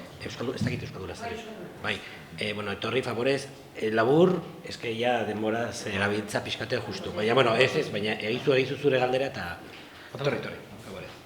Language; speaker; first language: Basque; non-native, local second language; Spanish